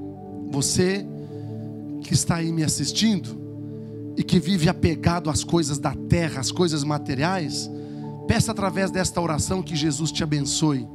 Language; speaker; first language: Portuguese; native; Portuguese